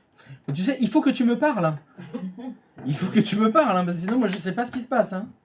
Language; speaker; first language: French; native; French